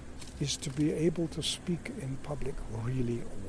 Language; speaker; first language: English; native; English